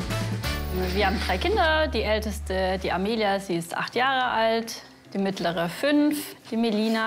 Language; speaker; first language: German; early bilingual, other home language; Turkish